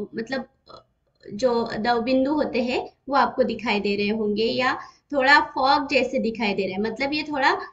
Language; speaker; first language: Hindi; non-native, local second language; Marathi